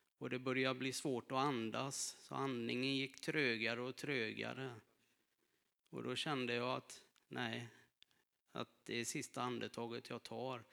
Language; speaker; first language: Swedish; native; Swedish